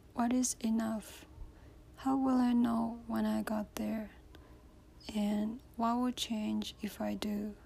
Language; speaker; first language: English; non-native, learner; Japanese